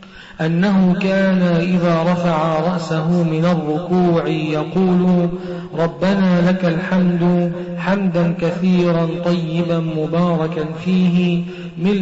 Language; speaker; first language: Arabic; native; Arabic